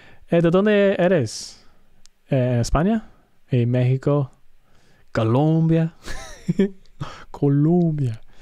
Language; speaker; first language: Spanish; non-native, learner; English